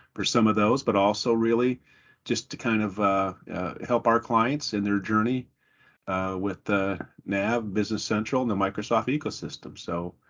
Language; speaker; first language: English; native; English